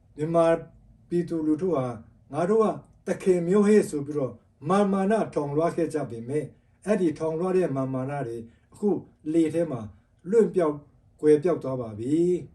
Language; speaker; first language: Burmese; non-native, local second language; Tedim Chin